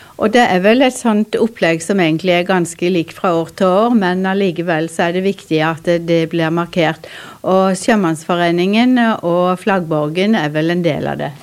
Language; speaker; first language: Norwegian; native; Norwegian